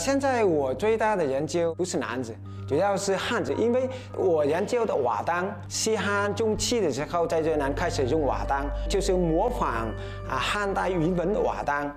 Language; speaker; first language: Chinese; non-native, fluent; Vietnamese